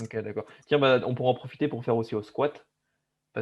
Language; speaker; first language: French; native; French